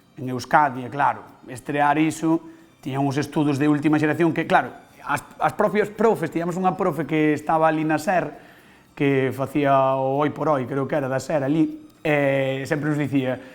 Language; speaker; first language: Galician; native; Galician